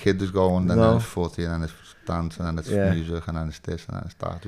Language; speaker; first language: English; native; English